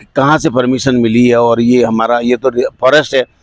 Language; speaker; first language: Hindi; native; Hindi